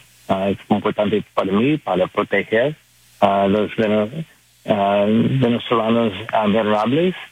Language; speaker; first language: Spanish; non-native, learner; English